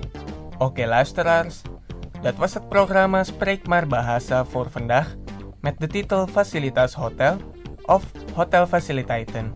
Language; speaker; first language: Dutch; non-native, learner; Indonesian